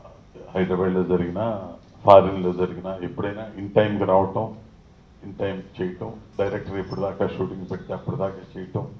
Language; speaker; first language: Telugu; native; Telugu